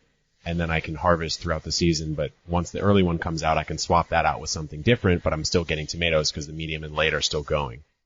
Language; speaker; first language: English; native; English